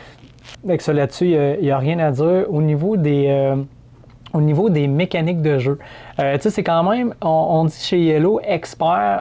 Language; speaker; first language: French; native; French